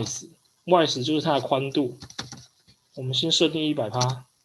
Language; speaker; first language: Chinese; native; Chinese